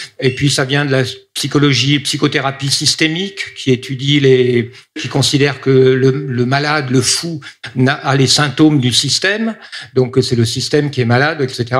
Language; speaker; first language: French; native; French